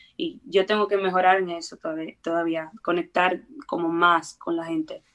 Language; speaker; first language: Spanish; early bilingual, heritage; Spanish